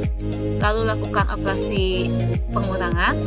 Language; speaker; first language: Indonesian; native; Indonesian